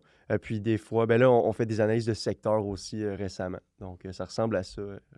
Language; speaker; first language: French; native; French